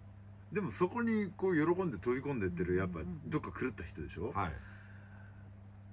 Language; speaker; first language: Japanese; native; Japanese